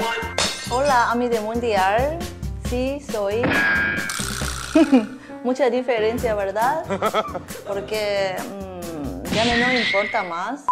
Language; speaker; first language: Spanish; non-native, learner; Korean